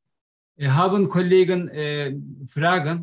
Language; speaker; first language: German; non-native, learner; Turkish